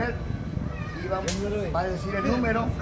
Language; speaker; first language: Spanish; native; Spanish